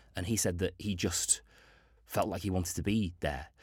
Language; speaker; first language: English; native; English